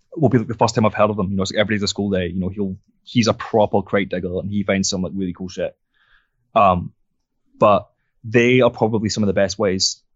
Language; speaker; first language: English; non-native, fluent; French